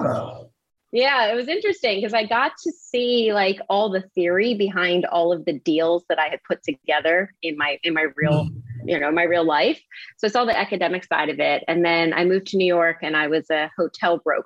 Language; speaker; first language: English; native; English